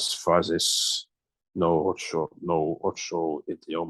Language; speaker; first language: Portuguese; non-native, learner; English